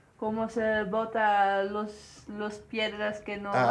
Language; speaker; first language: Spanish; non-native, learner; Dutch